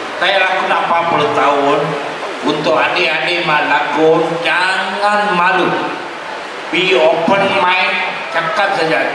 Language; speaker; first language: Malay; non-native, local second language; Tamil